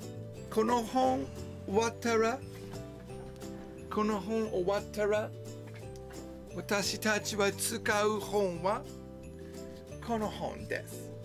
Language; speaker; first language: Japanese; non-native, learner; English